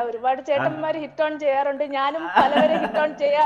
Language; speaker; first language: Malayalam; early bilingual, heritage; Malayalam